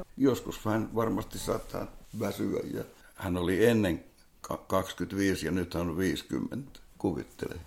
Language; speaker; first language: Finnish; non-native, local second language; Swedish